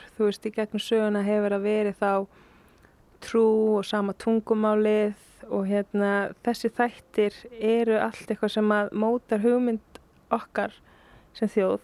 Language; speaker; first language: Icelandic; native; Icelandic